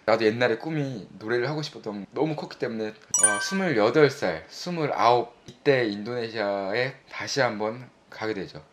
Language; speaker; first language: Korean; native; Korean